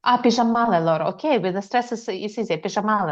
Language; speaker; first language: Romanian; non-native, learner; Russian